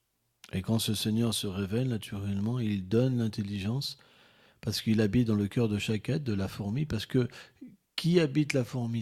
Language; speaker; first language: French; native; French